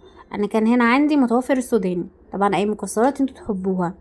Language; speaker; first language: Arabic; native; Arabic